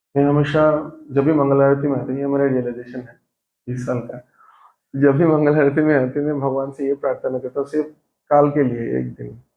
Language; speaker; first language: Hindi; non-native, local second language; Bangla